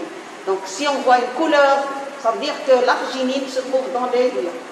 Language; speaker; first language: French; non-native, local second language; Arabic